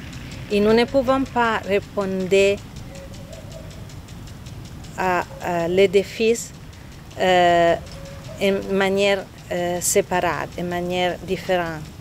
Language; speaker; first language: French; non-native, fluent; Italian